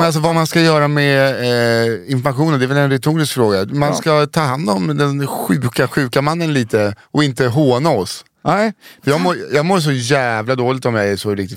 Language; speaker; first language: Swedish; native; Swedish